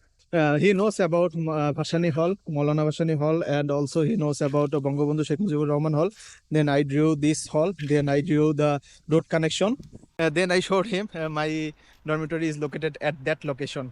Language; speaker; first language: English; non-native, local second language; Bangla